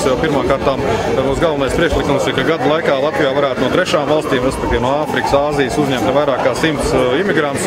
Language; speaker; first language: Latvian; native; Latvian